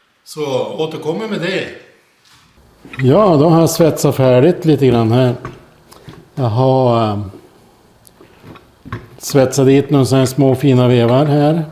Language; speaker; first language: Swedish; native; Swedish